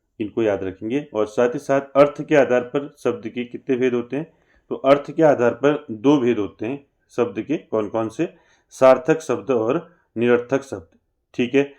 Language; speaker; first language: Hindi; native; Hindi